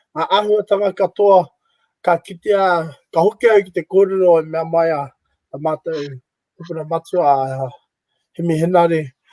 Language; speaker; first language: Māori; native; Māori